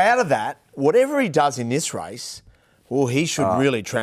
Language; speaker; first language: English; native; English